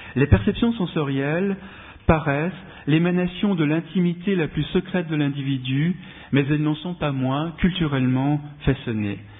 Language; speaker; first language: French; native; French